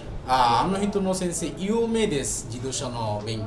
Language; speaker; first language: Japanese; non-native, learner; Bangla